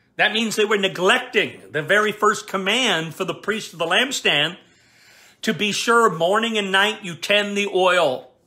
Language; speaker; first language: English; native; English